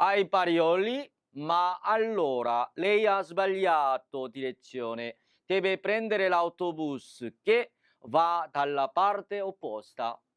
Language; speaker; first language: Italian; non-native, fluent; Korean